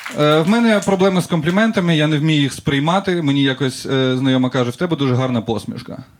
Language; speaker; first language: Ukrainian; non-native, local second language; Russian